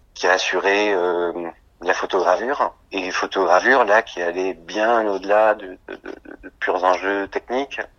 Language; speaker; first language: French; native; French